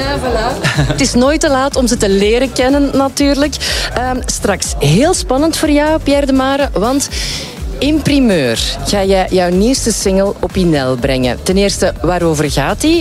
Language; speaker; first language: Dutch; native; Dutch